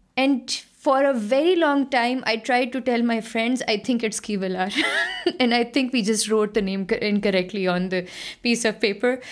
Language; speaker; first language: English; non-native, local second language; Punjabi